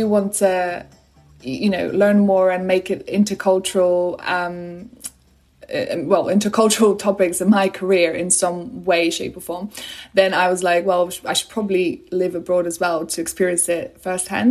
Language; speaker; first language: English; non-native, fluent; Polish